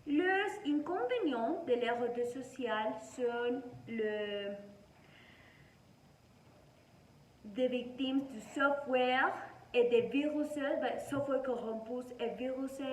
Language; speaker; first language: French; non-native, learner; Spanish